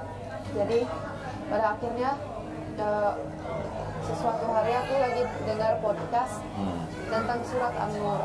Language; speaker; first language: Indonesian; non-native, fluent; Finnish